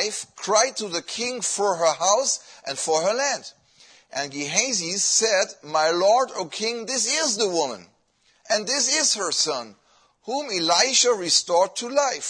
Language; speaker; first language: English; non-native, fluent; German